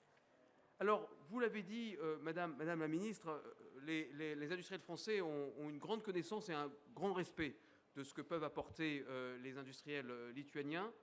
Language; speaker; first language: French; native; French